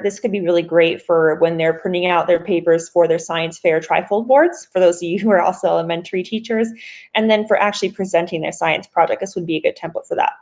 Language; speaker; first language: English; native; English